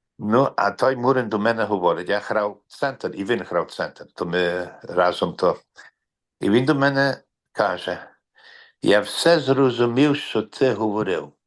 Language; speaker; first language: Ukrainian; early bilingual, heritage; Ukrainian